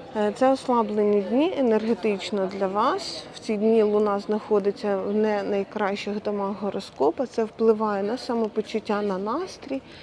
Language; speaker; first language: Ukrainian; non-native, local second language; Russian